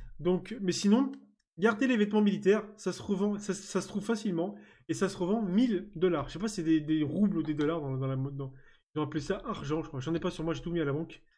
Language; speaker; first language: French; native; French